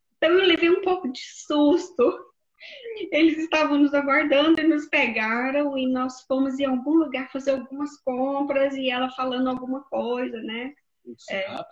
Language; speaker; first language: Portuguese; native; Portuguese